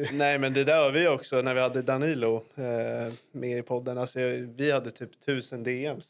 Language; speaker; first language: Swedish; native; Swedish